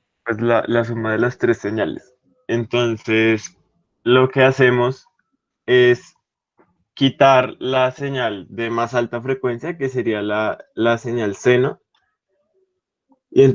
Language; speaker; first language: Spanish; native; Spanish